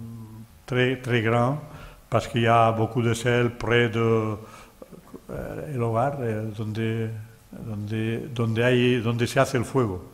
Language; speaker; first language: French; non-native, learner; Catalan